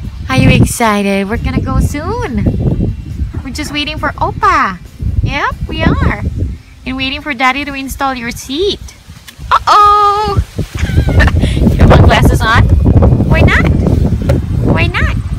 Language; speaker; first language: English; non-native, fluent; Indonesian